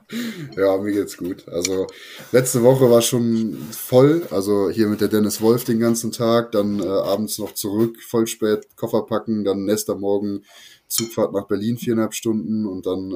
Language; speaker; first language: German; native; German